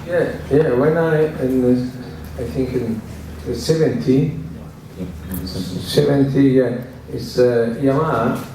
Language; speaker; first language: English; non-native, learner; Italian